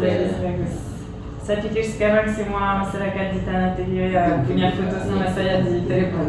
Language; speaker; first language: Indonesian; non-native, learner; French